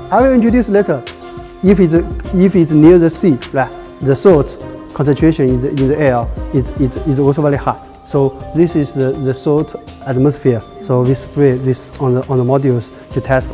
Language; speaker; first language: English; non-native, fluent; Chinese